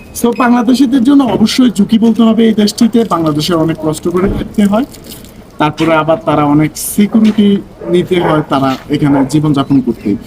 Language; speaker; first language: Bangla; native; Bangla